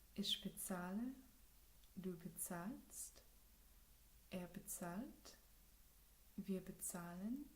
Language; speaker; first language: German; non-native, learner; English